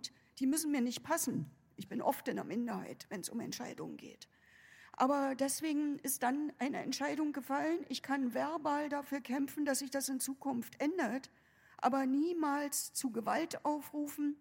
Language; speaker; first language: German; native; German